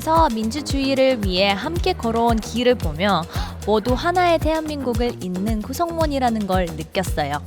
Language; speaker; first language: Korean; early bilingual, heritage; Korean